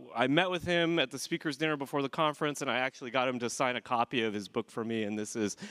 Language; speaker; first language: English; native; English